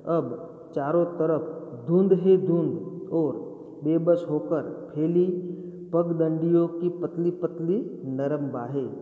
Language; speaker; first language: Hindi; non-native, local second language; Gujarati